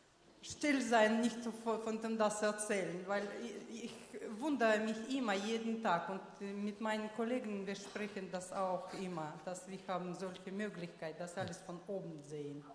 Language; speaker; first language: German; non-native, learner; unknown